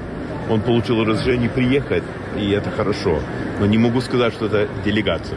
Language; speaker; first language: Russian; non-native, fluent; English